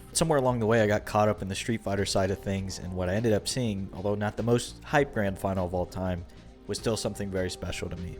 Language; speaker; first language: English; native; English